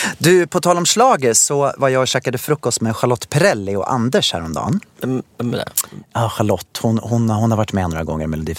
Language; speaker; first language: Swedish; native; Swedish